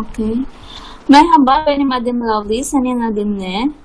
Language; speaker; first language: Turkish; non-native, learner; Filipino